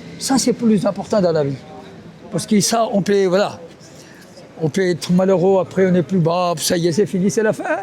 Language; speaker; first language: French; non-native, fluent; Punjabi